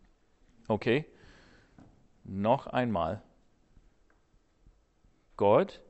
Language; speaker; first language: German; non-native, fluent; English